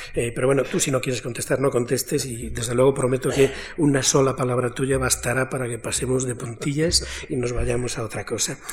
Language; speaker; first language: Spanish; native; Spanish